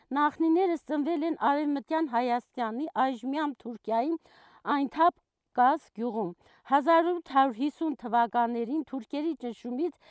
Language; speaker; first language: Armenian; non-native, local second language; Kurdish